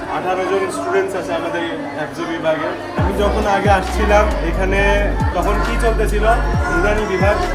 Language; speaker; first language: Bangla; early bilingual, heritage; Bangla